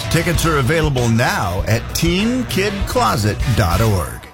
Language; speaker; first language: English; native; English